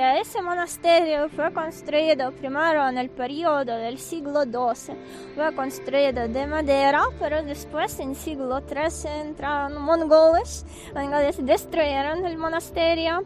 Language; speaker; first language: Spanish; non-native, fluent; Ukrainian